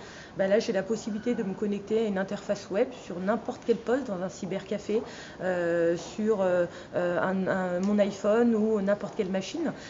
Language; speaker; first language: French; native; French